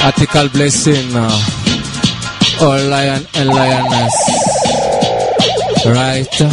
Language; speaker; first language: English; non-native, learner; French